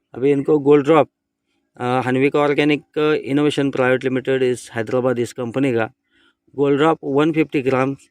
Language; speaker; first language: Hindi; non-native, local second language; Marathi